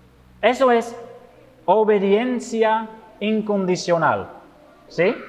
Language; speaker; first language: Spanish; non-native, fluent; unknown